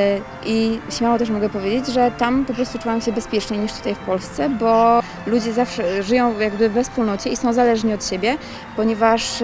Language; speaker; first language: Polish; native; Polish